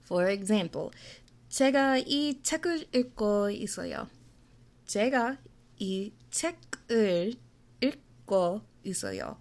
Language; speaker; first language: Korean; non-native, fluent; English